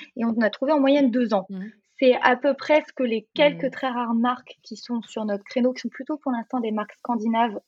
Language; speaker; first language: French; native; French